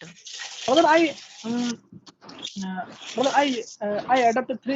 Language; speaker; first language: English; non-native, learner; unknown